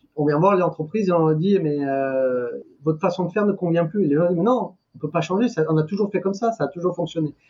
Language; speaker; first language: French; non-native, fluent; Persian